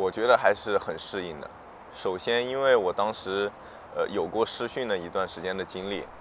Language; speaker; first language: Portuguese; non-native, learner; Chinese